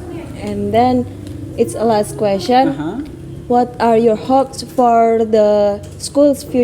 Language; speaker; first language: English; non-native, learner; Indonesian